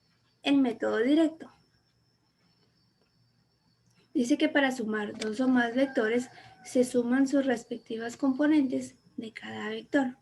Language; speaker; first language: Spanish; native; Spanish